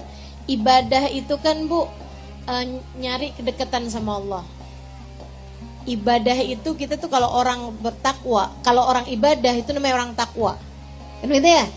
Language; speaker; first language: Indonesian; native; Indonesian